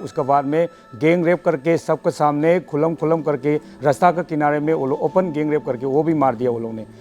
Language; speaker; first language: Hindi; non-native, local second language; Manipuri